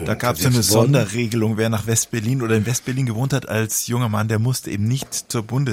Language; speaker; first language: German; native; German